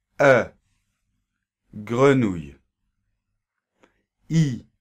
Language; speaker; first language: French; native; French